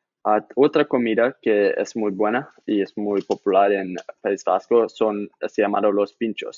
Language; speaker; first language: Spanish; non-native, learner; English